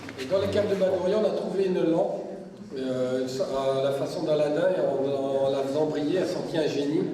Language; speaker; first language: French; native; French